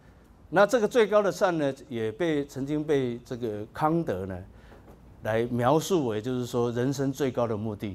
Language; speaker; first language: Chinese; native; Chinese